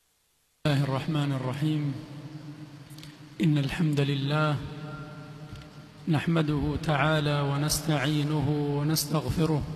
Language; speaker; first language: Arabic; non-native, fluent; Swahili